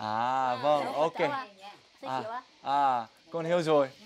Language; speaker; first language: Vietnamese; non-native, learner; English